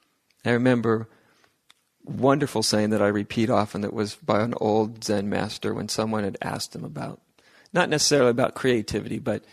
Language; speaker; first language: English; native; English